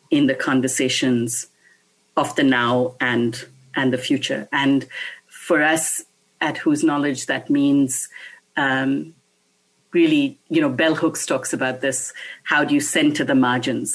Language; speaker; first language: English; non-native, local second language; Bangla